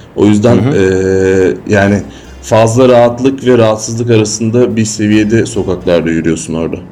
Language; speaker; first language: Turkish; native; Turkish